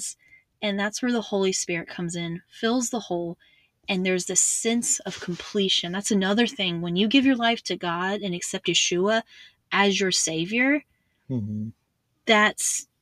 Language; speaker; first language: English; native; English